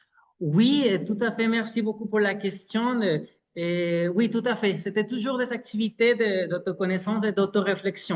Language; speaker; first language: French; non-native, fluent; Spanish